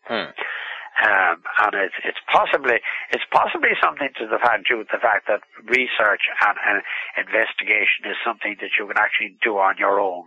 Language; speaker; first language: English; native; English